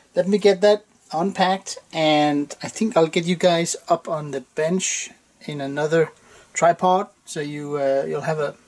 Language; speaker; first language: English; non-native, fluent; Danish